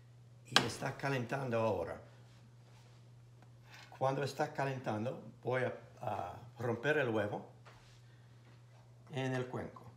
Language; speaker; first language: Spanish; non-native, fluent; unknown